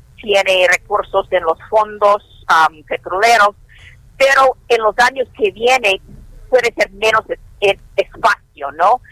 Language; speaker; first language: Spanish; non-native, fluent; English